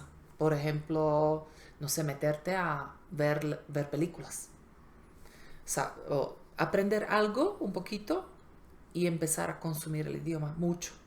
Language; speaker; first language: Spanish; non-native, fluent; Slovak